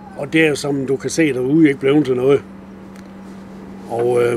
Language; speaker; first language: Danish; native; Danish